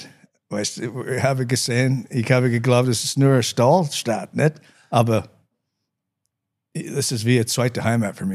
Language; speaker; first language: German; non-native, learner; English